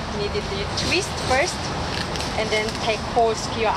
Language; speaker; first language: English; non-native, learner; Korean